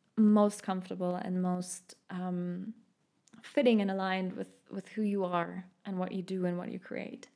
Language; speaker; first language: English; non-native, fluent; German